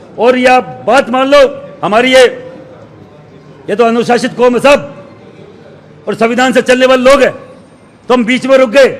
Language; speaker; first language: Hindi; native; Hindi